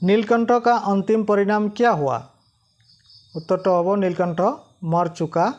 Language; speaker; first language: Hindi; non-native, local second language; Assamese